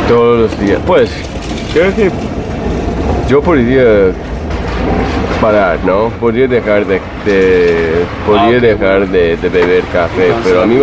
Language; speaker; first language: Spanish; non-native, fluent; English